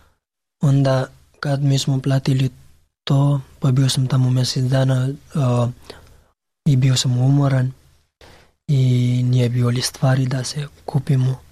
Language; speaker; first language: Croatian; non-native, learner; Pashto